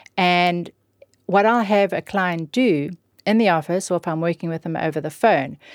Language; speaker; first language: English; native; English